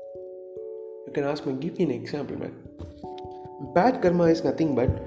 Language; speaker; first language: English; non-native, local second language; Tamil